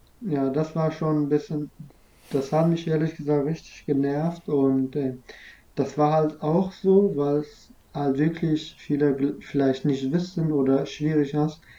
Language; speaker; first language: German; non-native, fluent; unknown